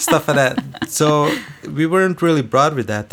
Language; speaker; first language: English; non-native, fluent; Bosnian